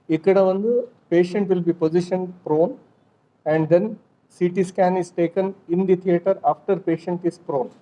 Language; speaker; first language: English; non-native, local second language; Kannada